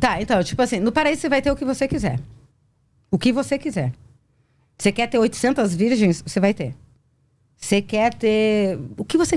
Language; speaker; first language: Portuguese; native; Portuguese